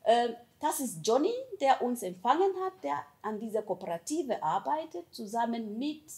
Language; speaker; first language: German; non-native, fluent; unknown